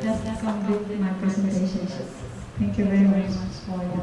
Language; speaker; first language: English; non-native, learner; Vietnamese